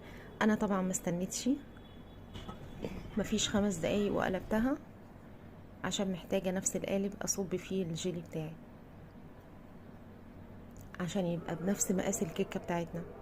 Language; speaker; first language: Arabic; native; Arabic